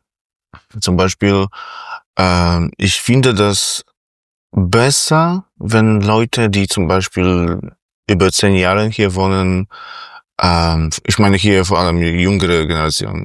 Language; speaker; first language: German; non-native, fluent; Polish